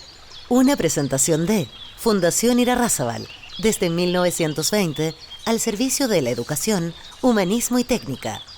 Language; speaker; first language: Spanish; native; Spanish